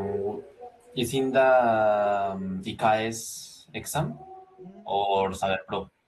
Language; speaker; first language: English; non-native, learner; Spanish